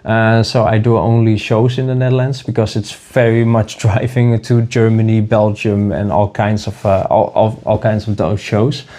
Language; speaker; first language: English; non-native, fluent; Dutch